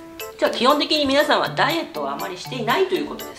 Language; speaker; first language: Japanese; native; Japanese